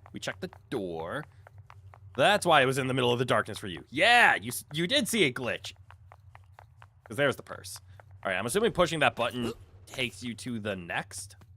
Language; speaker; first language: English; native; English